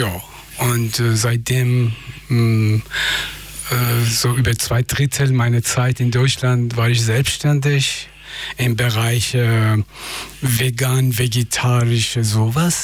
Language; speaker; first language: German; non-native, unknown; Persian